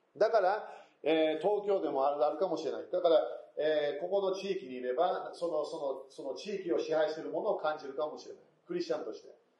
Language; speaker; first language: Japanese; non-native, fluent; English